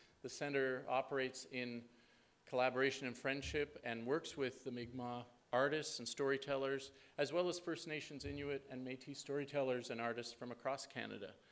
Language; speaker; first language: English; native; English